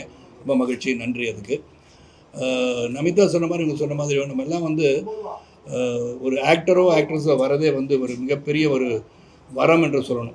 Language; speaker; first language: Tamil; native; Tamil